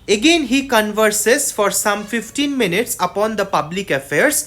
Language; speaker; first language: English; non-native, local second language; Bangla